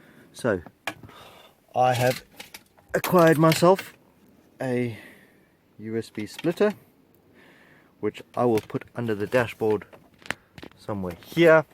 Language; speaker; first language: English; native; English